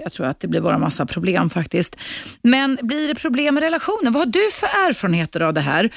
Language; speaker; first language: Swedish; native; Swedish